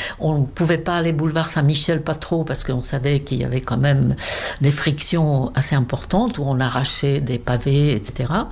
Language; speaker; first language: French; non-native, fluent; Czech